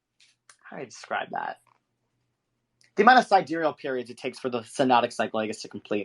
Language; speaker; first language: English; native; English